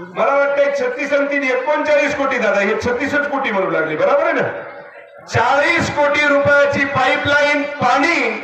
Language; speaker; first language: Marathi; native; Marathi